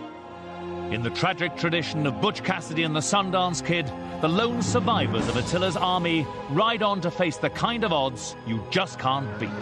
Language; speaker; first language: English; native; English